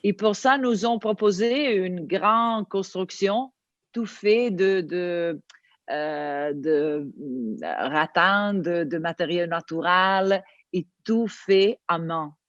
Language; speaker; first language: French; non-native, fluent; Italian